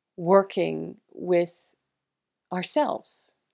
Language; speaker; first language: English; non-native, fluent; French